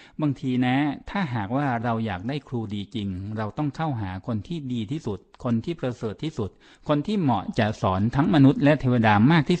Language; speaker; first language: Thai; native; Thai